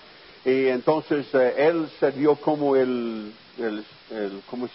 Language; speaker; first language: Spanish; non-native, fluent; English